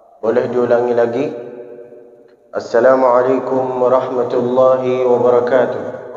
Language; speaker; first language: Malay; early bilingual, heritage; Malay